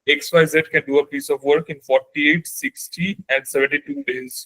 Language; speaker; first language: English; non-native, local second language; Bangla